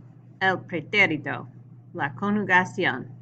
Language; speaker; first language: Spanish; non-native, learner; English